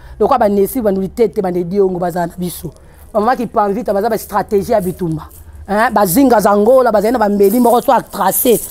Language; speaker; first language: Lingala; non-native, local second language; Kongo